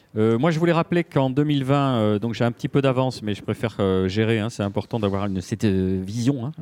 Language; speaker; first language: French; native; French